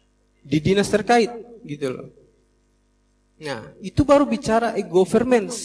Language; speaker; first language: Indonesian; native; Indonesian